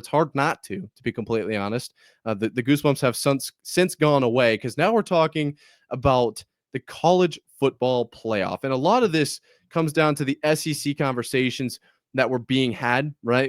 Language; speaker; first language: English; native; English